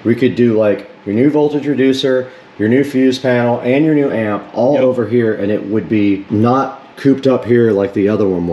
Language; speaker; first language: English; native; English